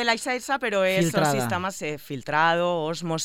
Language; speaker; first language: Spanish; native; Spanish